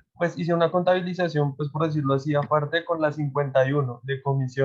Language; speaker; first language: Spanish; native; Spanish